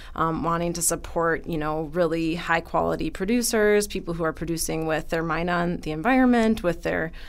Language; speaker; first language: English; native; English